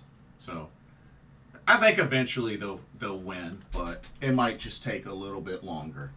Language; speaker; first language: English; native; English